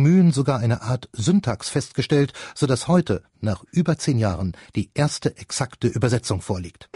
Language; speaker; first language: German; native; German